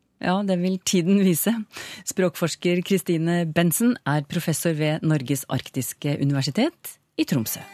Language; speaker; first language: Norwegian; native; Norwegian